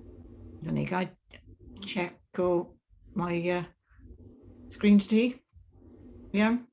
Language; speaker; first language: Welsh; non-native, learner; English